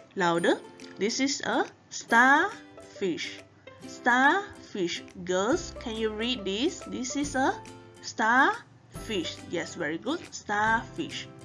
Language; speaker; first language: English; non-native, local second language; Chinese